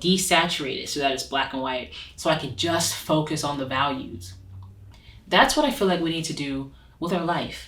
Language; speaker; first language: English; native; English